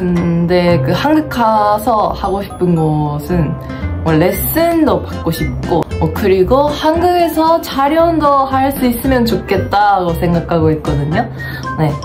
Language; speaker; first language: Korean; non-native, fluent; Japanese